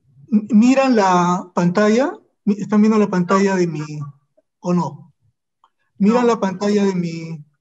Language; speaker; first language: Spanish; native; Spanish